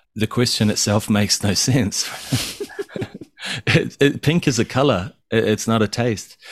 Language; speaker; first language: English; native; English